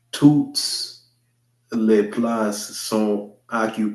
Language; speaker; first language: French; non-native, learner; English